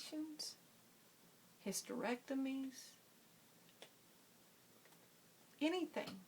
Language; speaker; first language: English; native; English